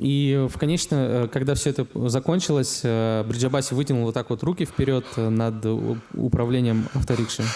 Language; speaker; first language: Russian; native; Russian